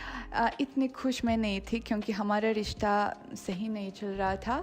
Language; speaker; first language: Hindi; non-native, fluent; Russian